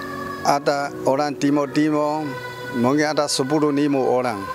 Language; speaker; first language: Indonesian; non-native, learner; Chinese